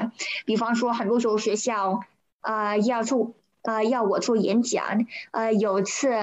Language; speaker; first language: Chinese; early bilingual, heritage; Chinese